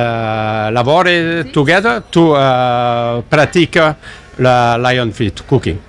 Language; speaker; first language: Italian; non-native, learner; English